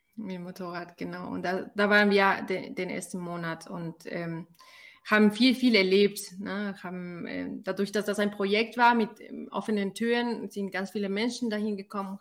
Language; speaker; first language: German; non-native, fluent; Spanish